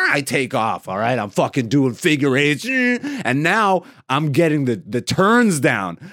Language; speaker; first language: English; non-native, fluent; Greek